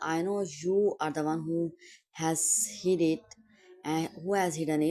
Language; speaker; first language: English; non-native, local second language; Urdu